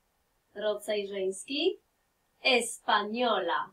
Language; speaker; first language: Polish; non-native, fluent; Spanish